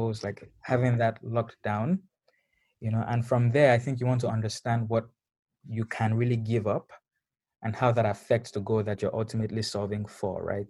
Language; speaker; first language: English; non-native, local second language; Yoruba